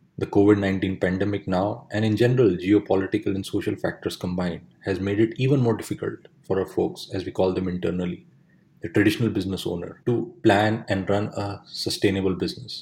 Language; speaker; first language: English; non-native, local second language; Hindi